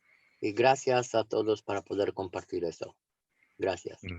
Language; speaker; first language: Spanish; non-native, fluent; Romanian